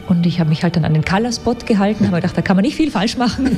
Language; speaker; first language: German; native; German